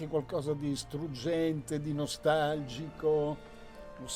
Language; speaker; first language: Italian; native; Italian